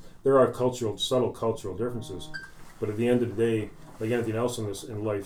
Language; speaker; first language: English; native; English